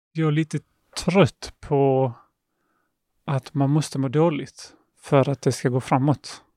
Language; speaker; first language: Swedish; early bilingual, other home language; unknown